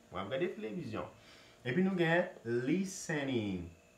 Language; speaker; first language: French; non-native, local second language; Haitian Creole